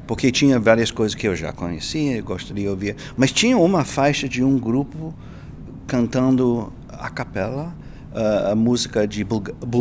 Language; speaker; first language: Portuguese; non-native, fluent; English